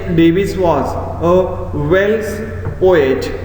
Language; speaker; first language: English; non-native, local second language; Marathi